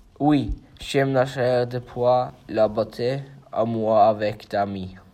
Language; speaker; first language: French; non-native, learner; Norwegian